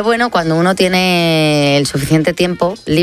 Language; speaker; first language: Spanish; native; Spanish